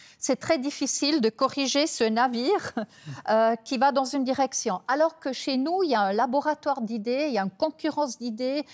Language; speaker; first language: French; non-native, local second language; German